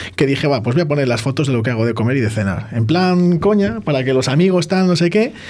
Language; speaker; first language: Spanish; native; Spanish